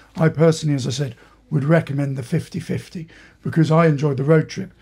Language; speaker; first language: English; native; English